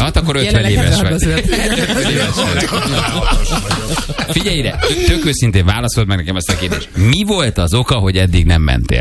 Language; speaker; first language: Hungarian; native; Hungarian